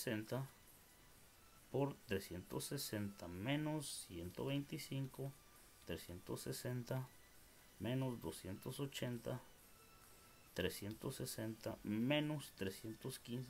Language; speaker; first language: Spanish; native; Spanish